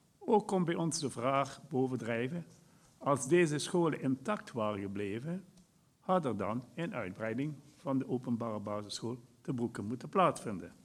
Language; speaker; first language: Dutch; native; Dutch